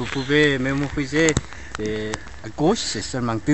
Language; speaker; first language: French; non-native, learner; Korean